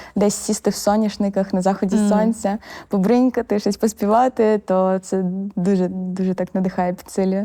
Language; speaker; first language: Ukrainian; native; Ukrainian